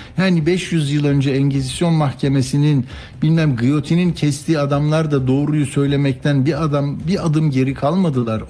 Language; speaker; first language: Turkish; native; Turkish